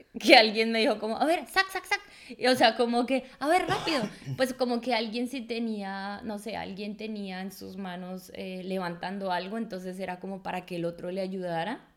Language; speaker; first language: Spanish; native; Spanish